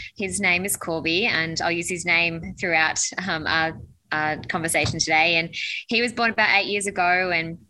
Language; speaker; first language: English; native; English